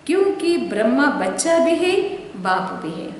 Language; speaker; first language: Hindi; non-native, local second language; Telugu